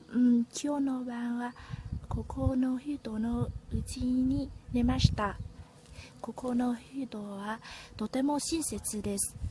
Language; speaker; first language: Japanese; non-native, learner; Vietnamese